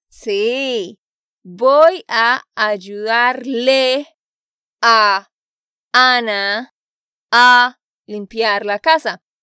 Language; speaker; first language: Spanish; native; Spanish